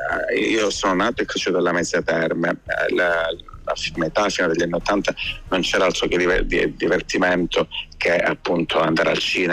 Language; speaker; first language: Italian; native; Italian